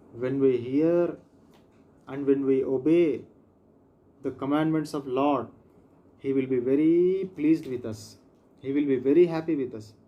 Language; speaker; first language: English; non-native, local second language; Hindi